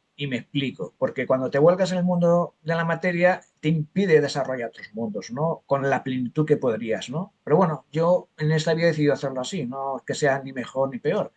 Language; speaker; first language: Spanish; native; Spanish